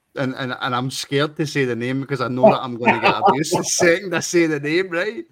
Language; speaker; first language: English; native; English